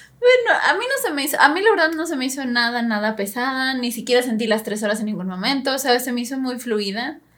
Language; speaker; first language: Spanish; native; Spanish